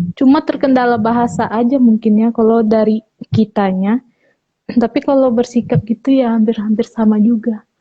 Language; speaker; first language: Indonesian; native; Indonesian